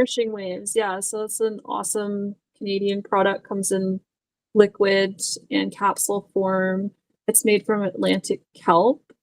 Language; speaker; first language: English; native; English